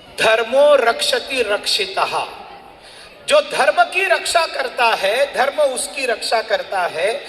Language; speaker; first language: Hindi; non-native, local second language; Marathi